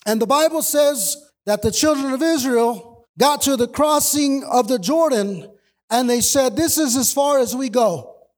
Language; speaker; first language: English; native; English